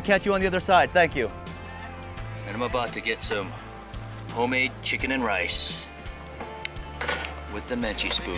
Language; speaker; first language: English; native; English